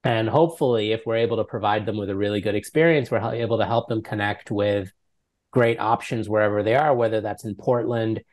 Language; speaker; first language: English; native; English